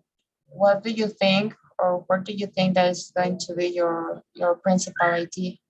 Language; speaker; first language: English; non-native, fluent; Spanish